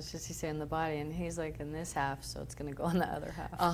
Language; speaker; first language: English; native; English